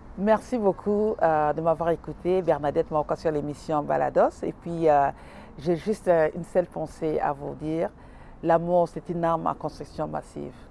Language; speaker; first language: French; non-native, local second language; Lingala